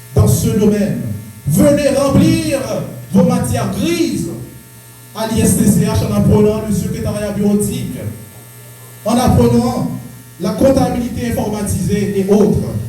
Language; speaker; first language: French; non-native, local second language; Haitian Creole